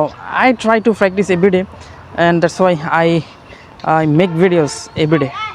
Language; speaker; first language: English; non-native, learner; Bangla